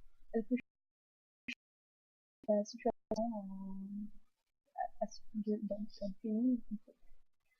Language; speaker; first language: French; non-native, fluent; Portuguese